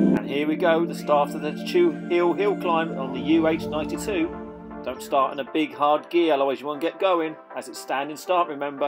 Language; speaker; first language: English; native; English